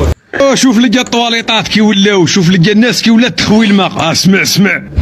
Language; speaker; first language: Arabic; native; Arabic